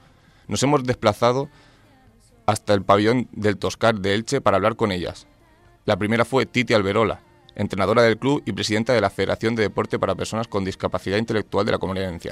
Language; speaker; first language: Spanish; native; Spanish